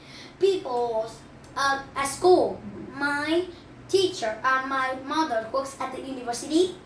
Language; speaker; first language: English; non-native, learner; Vietnamese